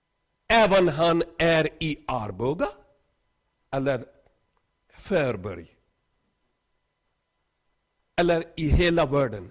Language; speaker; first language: Swedish; non-native, learner; Urdu